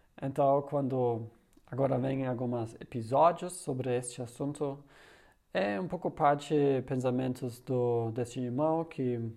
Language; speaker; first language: Portuguese; non-native, learner; German